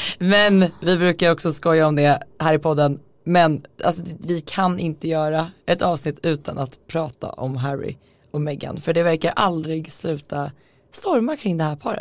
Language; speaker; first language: Swedish; native; Swedish